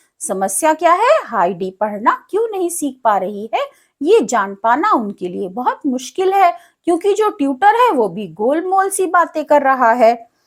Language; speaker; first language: Hindi; native; Hindi